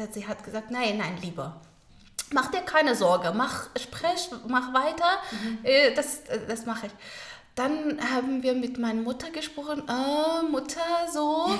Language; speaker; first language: German; non-native, learner; Pashto